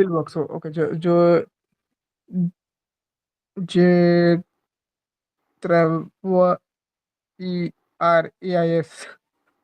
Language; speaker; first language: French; non-native, learner; Hindi